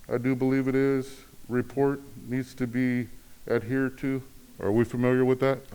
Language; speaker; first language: English; native; English